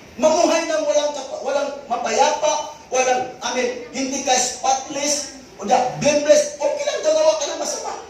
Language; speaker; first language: Filipino; non-native, local second language; Cebuano